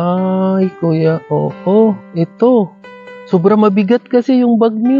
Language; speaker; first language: Filipino; non-native, learner; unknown